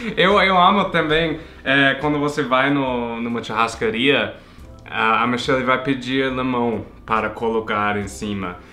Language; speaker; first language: Portuguese; non-native, fluent; English